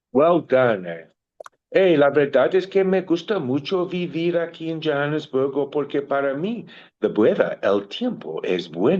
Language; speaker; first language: Spanish; non-native, learner; English